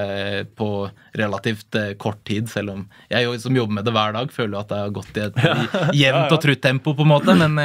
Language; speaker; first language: Norwegian; native; Norwegian